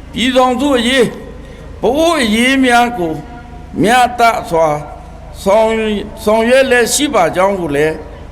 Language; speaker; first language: Burmese; non-native, local second language; Pa'o Karen